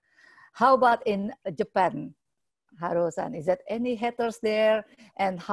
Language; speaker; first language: English; non-native, learner; Indonesian